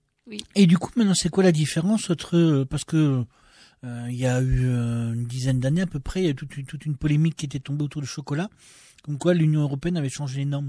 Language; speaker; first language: French; native; French